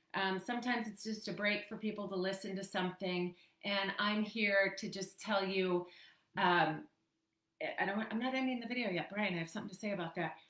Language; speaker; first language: English; native; English